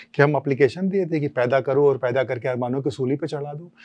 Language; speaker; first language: Hindi; native; Hindi